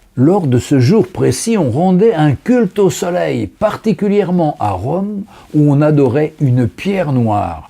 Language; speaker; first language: French; native; French